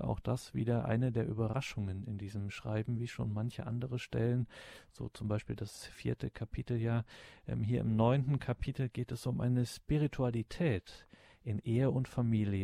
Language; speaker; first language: German; native; German